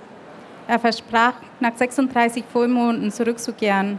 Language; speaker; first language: German; early bilingual, other home language; Vietnamese